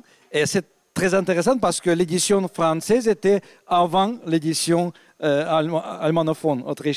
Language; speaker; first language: French; non-native, fluent; Russian